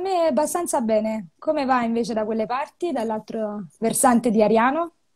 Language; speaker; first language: Italian; native; Italian